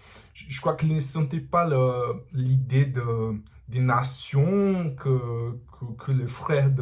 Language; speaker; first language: French; non-native, learner; Portuguese